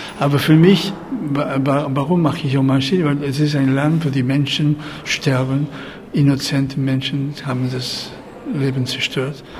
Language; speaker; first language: German; non-native, fluent; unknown